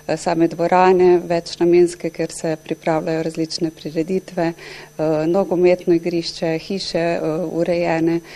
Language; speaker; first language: Slovenian; native; Slovenian